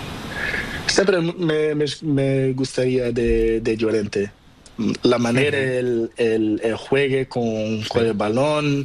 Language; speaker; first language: Spanish; non-native, learner; Portuguese